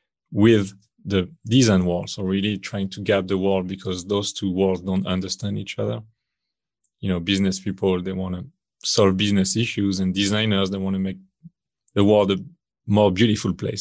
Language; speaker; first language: English; non-native, fluent; French